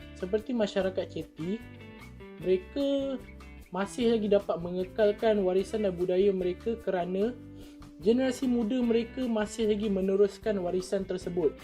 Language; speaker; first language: Malay; native; Malay